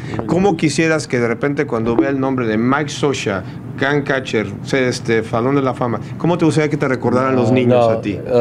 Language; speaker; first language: Spanish; native; Spanish